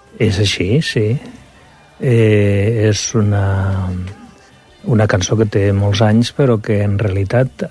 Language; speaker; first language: Catalan; non-native, local second language; Spanish